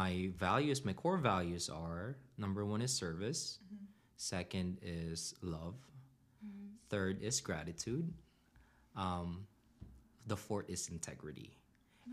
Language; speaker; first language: English; non-native, local second language; Filipino